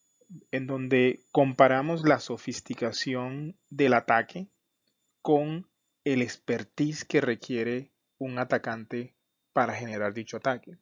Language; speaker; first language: Spanish; native; Spanish